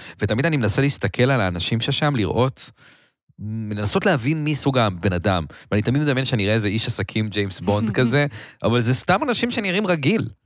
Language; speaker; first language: Hebrew; native; Hebrew